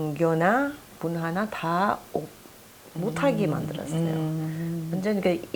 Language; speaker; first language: Korean; non-native, fluent; English